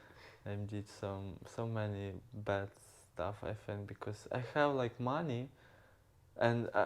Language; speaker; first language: English; non-native, learner; Ukrainian